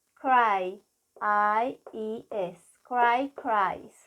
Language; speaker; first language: English; non-native, fluent; Spanish